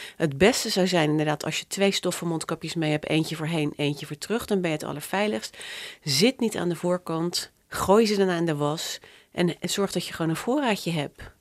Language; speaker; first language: Dutch; native; Dutch